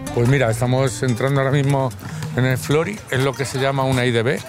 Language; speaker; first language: Spanish; native; Spanish